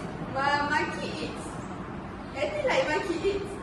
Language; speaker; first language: English; non-native, learner; Malay